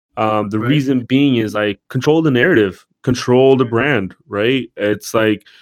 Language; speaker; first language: English; native; English